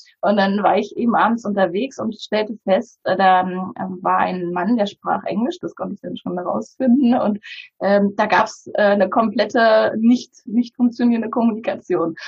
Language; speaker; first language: German; early bilingual, other home language; Bulgarian